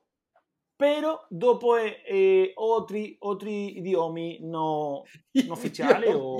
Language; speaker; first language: Italian; non-native, learner; Spanish